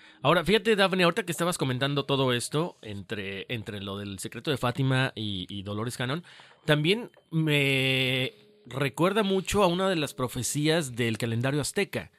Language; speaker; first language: Spanish; native; Spanish